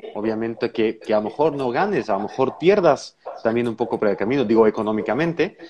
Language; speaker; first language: Spanish; non-native, fluent; Dutch